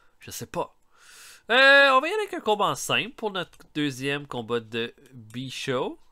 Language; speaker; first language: French; native; French